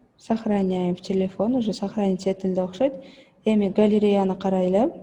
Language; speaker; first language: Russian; non-native, local second language; Kyrgyz